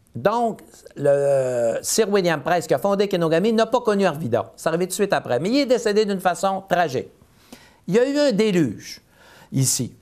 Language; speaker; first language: French; native; French